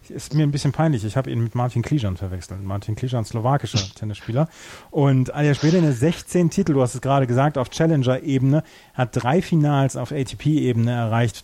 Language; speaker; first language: German; native; German